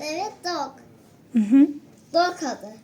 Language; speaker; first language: Turkish; early bilingual, heritage; Turkish